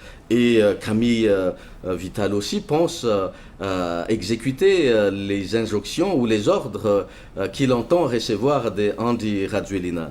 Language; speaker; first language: French; non-native, local second language; Malagasy